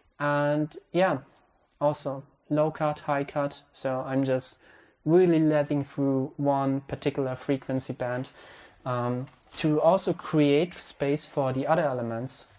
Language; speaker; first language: English; non-native, fluent; Hungarian